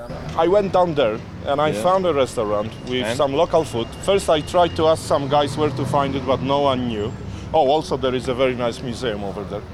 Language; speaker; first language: English; non-native, fluent; Polish